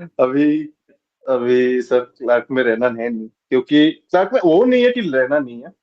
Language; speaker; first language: Hindi; non-native, local second language; Bangla